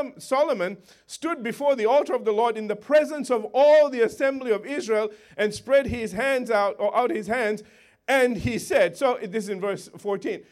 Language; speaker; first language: English; native; English